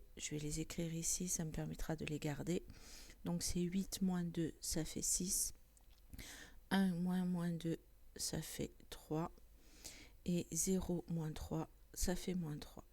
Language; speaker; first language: French; native; French